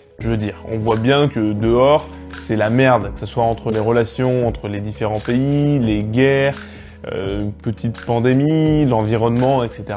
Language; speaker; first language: French; native; French